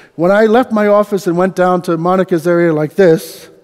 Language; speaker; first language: English; native; English